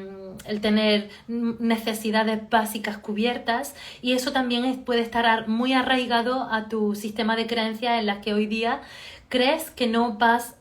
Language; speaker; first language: Spanish; native; Spanish